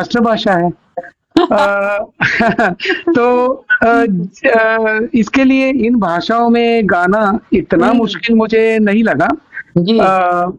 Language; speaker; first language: Hindi; non-native, local second language; Tulu